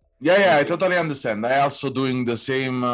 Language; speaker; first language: English; non-native, learner; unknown